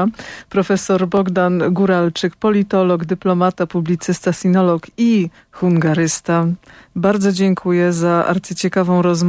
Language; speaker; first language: Polish; native; Polish